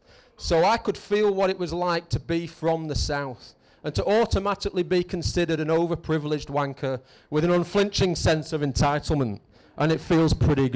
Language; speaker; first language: English; native; English